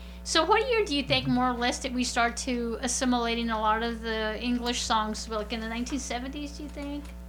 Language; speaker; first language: English; early bilingual, other home language; Spanish